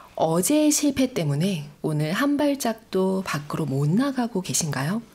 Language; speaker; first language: Korean; native; Korean